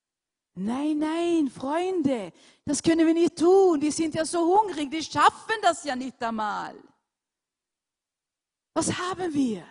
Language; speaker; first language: German; non-native, fluent; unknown